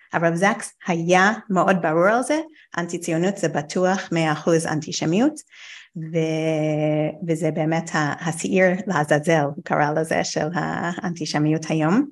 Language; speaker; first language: Hebrew; non-native, fluent; English